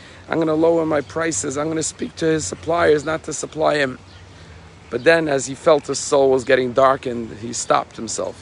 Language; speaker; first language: English; native; English